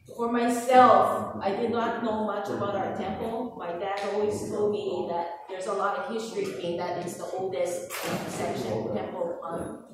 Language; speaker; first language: English; native; English